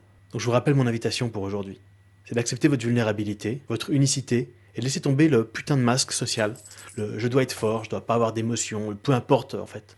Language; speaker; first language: French; native; French